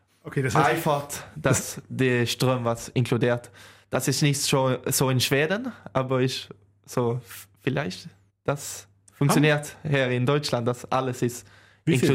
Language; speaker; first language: German; non-native, learner; Swedish